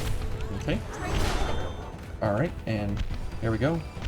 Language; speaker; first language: English; native; English